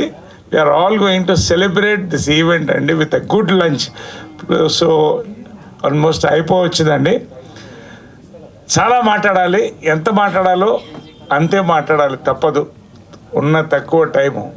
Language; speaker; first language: Telugu; native; Telugu